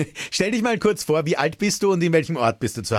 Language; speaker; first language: German; native; German